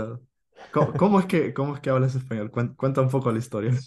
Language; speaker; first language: Spanish; native; Spanish